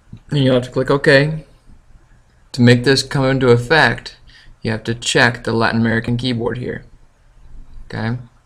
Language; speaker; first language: English; native; English